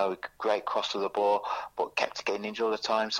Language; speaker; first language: English; native; English